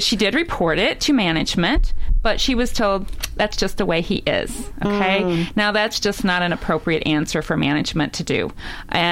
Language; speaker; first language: English; native; English